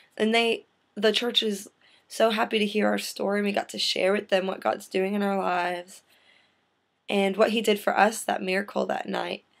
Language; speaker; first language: English; native; English